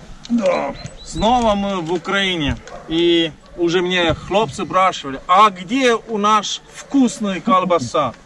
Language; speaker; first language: Russian; non-native, learner; Estonian